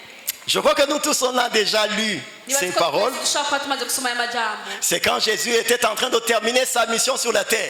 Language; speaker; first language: French; non-native, local second language; Rundi